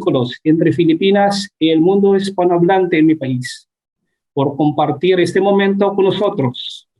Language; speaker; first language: Spanish; non-native, fluent; Filipino